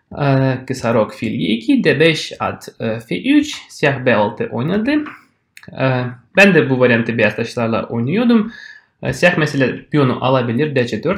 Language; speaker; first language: Turkish; non-native, fluent; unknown